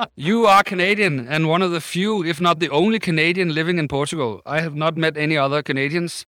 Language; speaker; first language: English; non-native, fluent; Danish